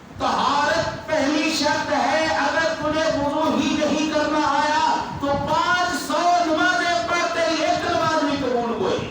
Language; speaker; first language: Urdu; non-native, local second language; Punjabi